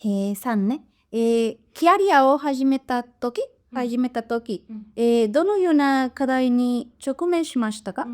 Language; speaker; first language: Japanese; non-native, learner; Spanish